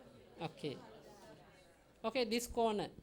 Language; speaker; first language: English; non-native, learner; Sinhala